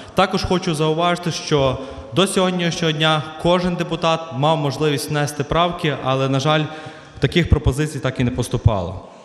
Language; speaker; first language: Ukrainian; native; Ukrainian